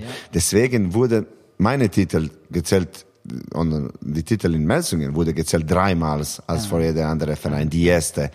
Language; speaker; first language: German; non-native, learner; Serbian